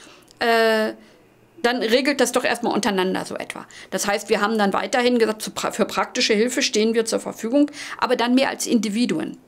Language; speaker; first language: German; native; German